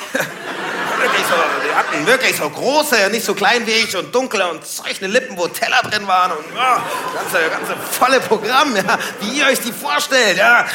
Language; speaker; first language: German; early bilingual, other home language; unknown